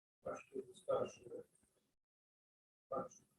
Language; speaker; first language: Russian; native; Russian